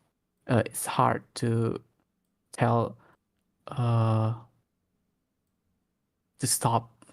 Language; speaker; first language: English; non-native, learner; Indonesian